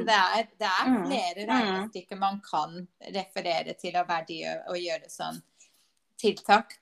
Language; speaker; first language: Swedish; non-native, fluent; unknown